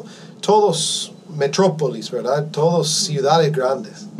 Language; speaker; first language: Spanish; non-native, fluent; English